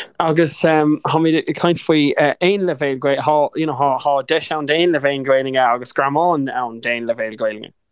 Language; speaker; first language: Irish; non-native, local second language; English